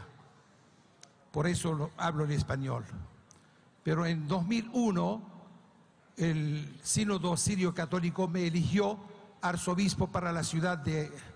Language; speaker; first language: Spanish; non-native, fluent; Arabic